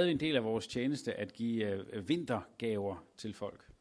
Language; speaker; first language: Danish; native; Danish